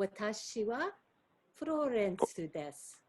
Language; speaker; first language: Japanese; non-native, fluent; English